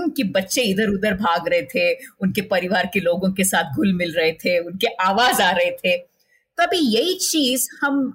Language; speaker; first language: Hindi; non-native, local second language; Marathi